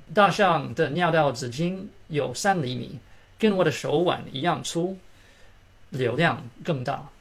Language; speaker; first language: Chinese; early bilingual, heritage; Chinese